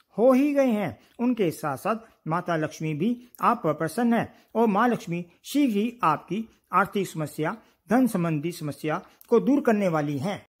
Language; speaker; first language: Hindi; native; Hindi